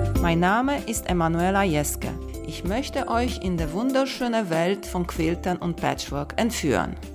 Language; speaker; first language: German; non-native, fluent; Romanian